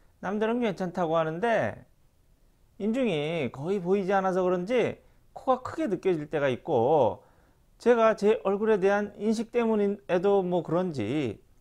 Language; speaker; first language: Korean; native; Korean